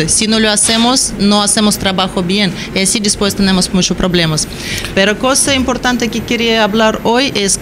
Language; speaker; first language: Spanish; non-native, learner; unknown